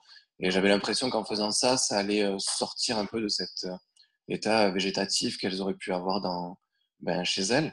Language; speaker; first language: French; native; French